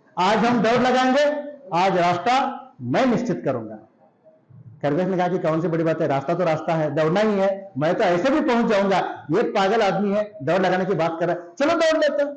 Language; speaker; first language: Hindi; non-native, local second language; Marathi